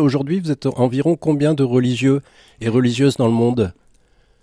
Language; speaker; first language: French; native; French